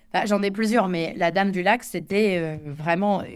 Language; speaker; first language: French; non-native, fluent; English